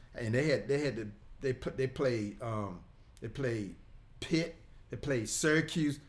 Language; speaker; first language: English; native; English